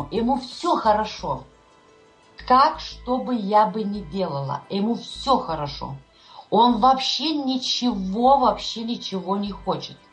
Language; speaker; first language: Russian; non-native, fluent; Lithuanian